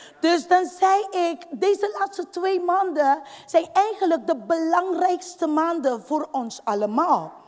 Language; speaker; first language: Dutch; non-native, fluent; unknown